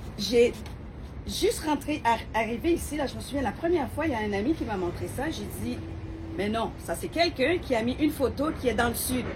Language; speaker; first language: French; non-native, local second language; Haitian Creole